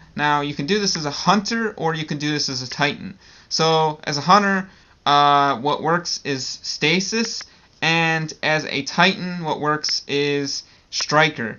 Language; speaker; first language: English; native; English